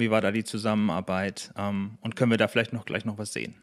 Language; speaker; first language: German; native; German